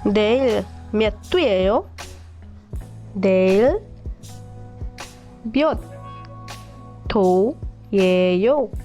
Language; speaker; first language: Korean; non-native, fluent; Hindi